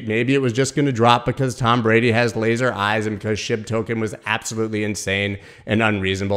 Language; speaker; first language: English; native; English